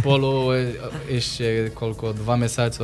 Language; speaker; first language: Slovak; non-native, learner; Portuguese